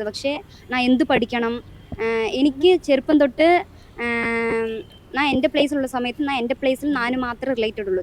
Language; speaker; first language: Malayalam; non-native, local second language; Tamil